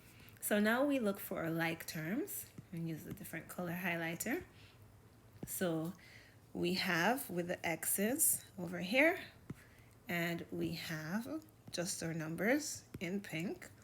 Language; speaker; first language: English; native; English